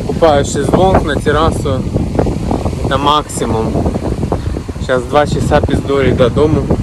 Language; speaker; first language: Russian; native; Russian